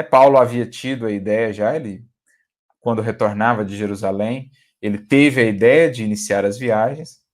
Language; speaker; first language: Portuguese; native; Portuguese